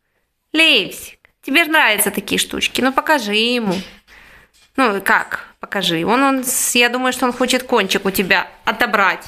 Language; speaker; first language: Russian; native; Russian